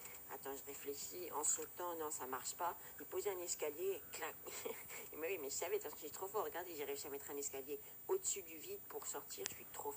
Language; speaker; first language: French; native; French